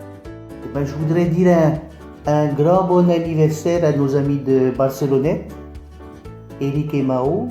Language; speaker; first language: French; native; French